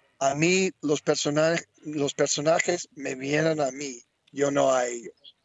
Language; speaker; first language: Spanish; non-native, fluent; English